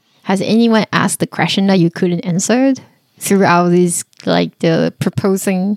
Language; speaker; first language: English; non-native, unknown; Chinese